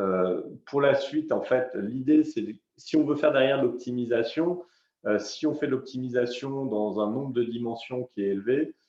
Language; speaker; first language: French; native; French